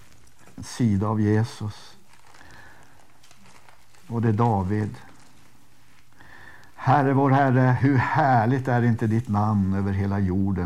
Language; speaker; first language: Swedish; native; Swedish